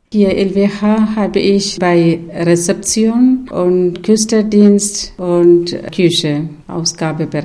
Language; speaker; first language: German; non-native, learner; Malayalam